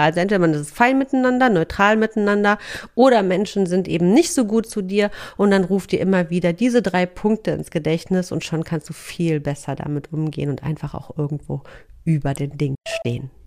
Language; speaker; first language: German; native; German